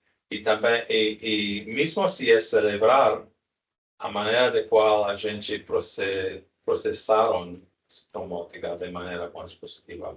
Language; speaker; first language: Portuguese; non-native, learner; Spanish